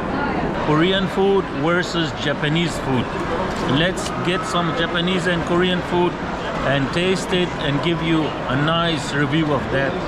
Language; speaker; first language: English; non-native, fluent; Pashto